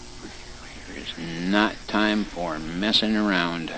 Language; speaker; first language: English; native; English